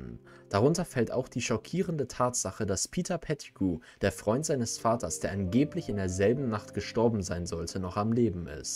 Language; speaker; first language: German; native; German